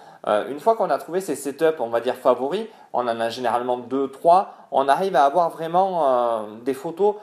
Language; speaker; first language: French; native; French